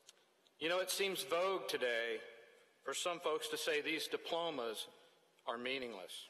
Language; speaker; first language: English; native; English